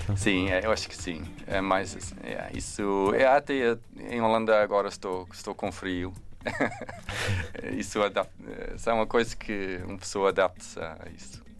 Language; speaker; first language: Portuguese; non-native, learner; Dutch